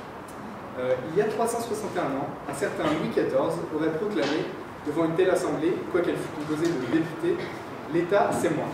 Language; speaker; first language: French; native; French